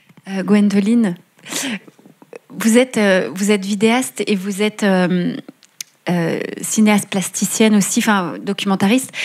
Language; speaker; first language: French; native; French